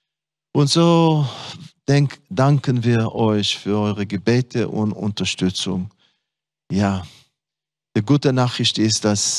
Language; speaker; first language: German; non-native, fluent; Hebrew